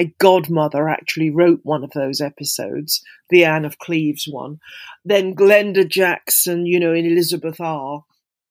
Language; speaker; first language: English; native; English